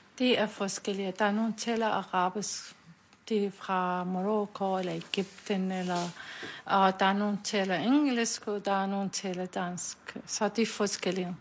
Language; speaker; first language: Danish; non-native, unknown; Arabic